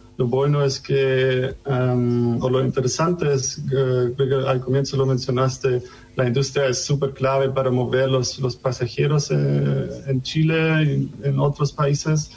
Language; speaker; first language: Spanish; non-native, fluent; German